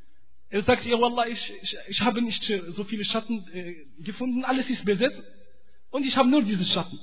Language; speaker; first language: German; non-native, fluent; Arabic